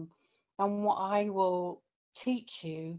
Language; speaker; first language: English; native; English